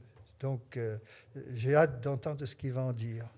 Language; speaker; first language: French; native; French